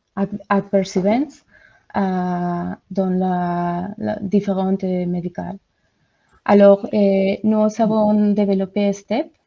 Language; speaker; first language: French; non-native, learner; Spanish